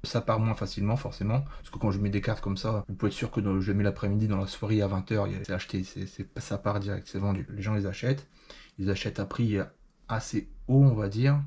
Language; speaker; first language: French; native; French